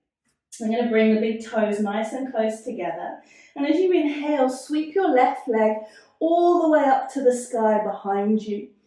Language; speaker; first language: English; native; English